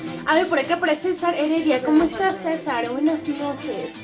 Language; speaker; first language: Spanish; native; Spanish